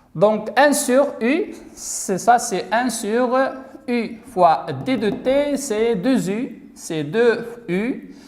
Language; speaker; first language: French; non-native, local second language; Arabic